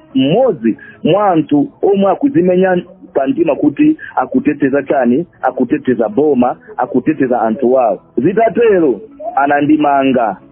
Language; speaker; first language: Nyanja; non-native, fluent; Swahili